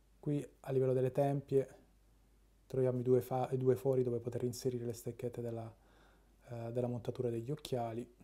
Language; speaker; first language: Italian; native; Italian